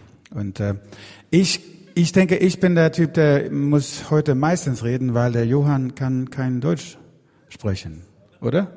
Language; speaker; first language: German; non-native, learner; Swedish